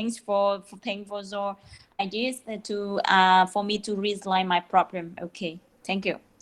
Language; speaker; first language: English; non-native, learner; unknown